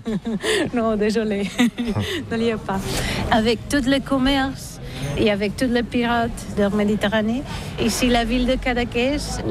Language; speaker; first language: French; non-native, learner; Catalan